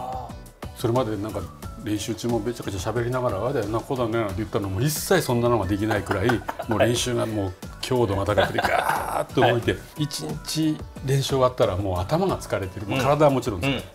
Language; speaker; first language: Japanese; native; Japanese